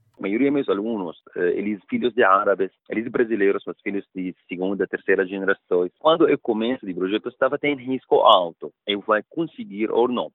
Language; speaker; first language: Portuguese; non-native, learner; Arabic